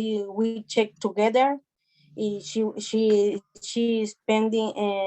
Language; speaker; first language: English; non-native, learner; Spanish